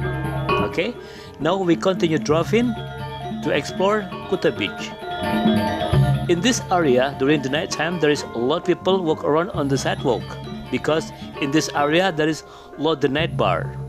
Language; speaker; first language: English; non-native, local second language; Indonesian